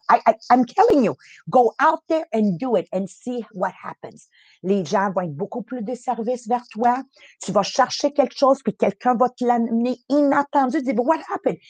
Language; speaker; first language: French; native; French